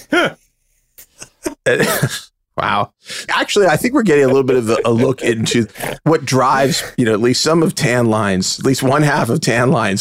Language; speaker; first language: English; native; English